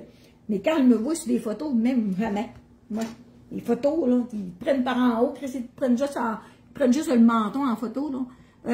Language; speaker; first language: French; native; French